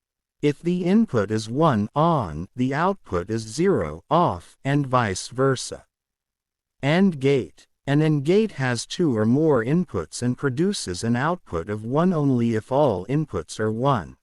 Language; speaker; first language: English; non-native, learner; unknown